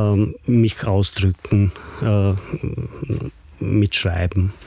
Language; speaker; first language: German; non-native, fluent; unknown